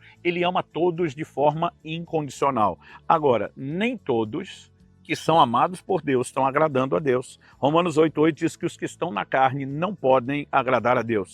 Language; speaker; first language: Portuguese; native; Portuguese